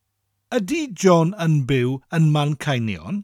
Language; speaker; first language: Welsh; non-native, fluent; English